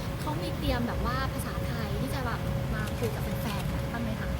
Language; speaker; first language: Thai; native; Thai